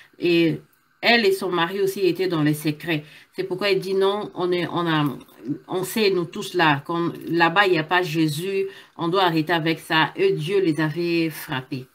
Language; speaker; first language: French; non-native, local second language; Lingala